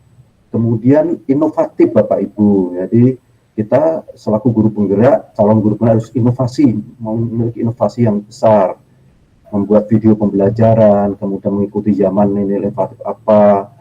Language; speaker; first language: Indonesian; native; Indonesian